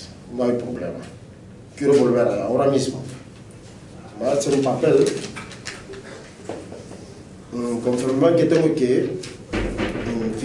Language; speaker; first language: Spanish; non-native, local second language; French